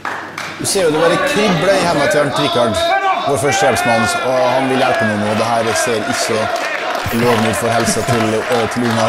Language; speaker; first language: Norwegian; native; Norwegian